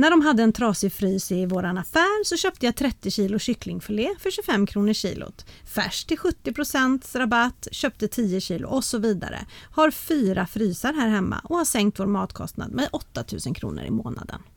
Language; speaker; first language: Swedish; native; Swedish